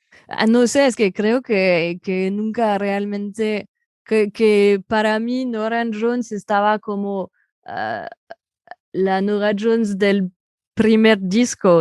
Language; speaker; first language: Spanish; non-native, fluent; French